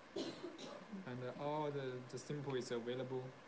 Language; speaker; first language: English; non-native, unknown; Chinese